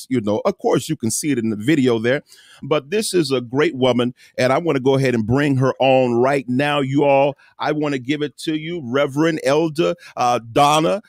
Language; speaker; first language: English; native; English